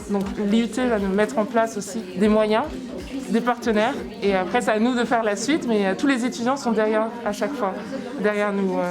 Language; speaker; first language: French; native; French